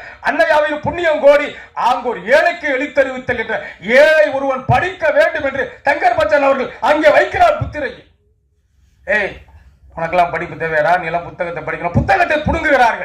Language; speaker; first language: Tamil; native; Tamil